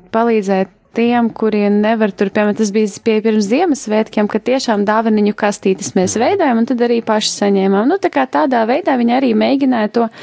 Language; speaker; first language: Latvian; native; Latvian